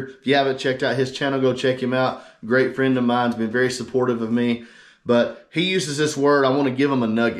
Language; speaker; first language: English; native; English